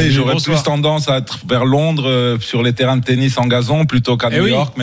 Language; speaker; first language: French; non-native, local second language; Arabic